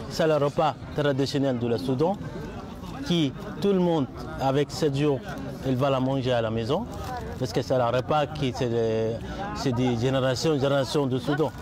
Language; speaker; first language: French; non-native, learner; Arabic